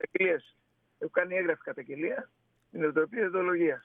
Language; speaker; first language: Greek; native; Greek